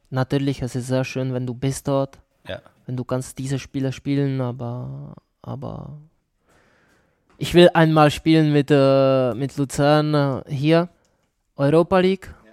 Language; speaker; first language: German; non-native, learner; Czech